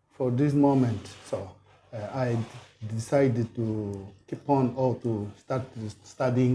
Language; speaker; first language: English; non-native, learner; Portuguese